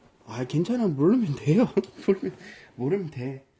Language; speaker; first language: Korean; non-native, fluent; English